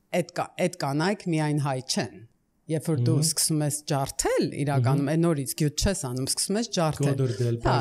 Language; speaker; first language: Armenian; early bilingual, heritage; Armenian